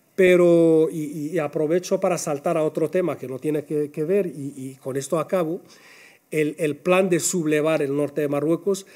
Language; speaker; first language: Spanish; non-native, fluent; Arabic